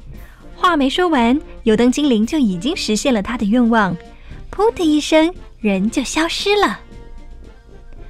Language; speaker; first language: Chinese; native; Chinese